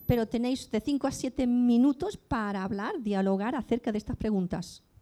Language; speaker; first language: Spanish; native; Spanish